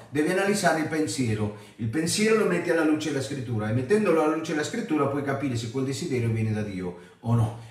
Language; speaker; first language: Italian; non-native, fluent; Spanish